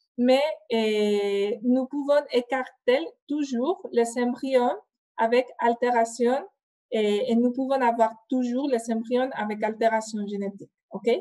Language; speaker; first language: French; non-native, fluent; Spanish